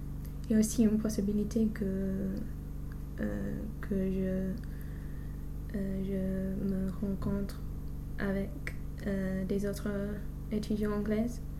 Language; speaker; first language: French; non-native, fluent; English